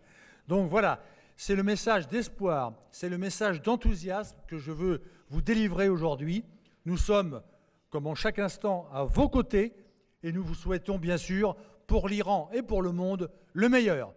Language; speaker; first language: French; native; French